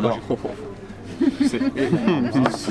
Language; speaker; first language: French; native; French